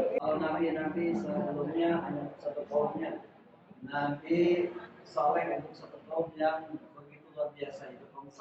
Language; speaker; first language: Indonesian; non-native, local second language; Sundanese